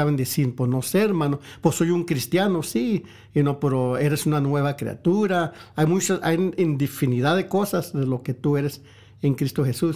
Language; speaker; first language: Spanish; early bilingual, heritage; Spanish